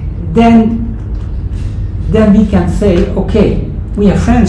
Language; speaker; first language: English; non-native, fluent; Dutch